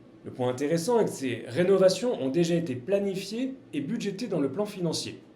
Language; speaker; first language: French; native; French